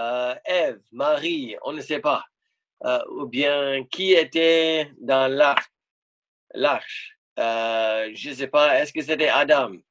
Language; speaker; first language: French; non-native, fluent; English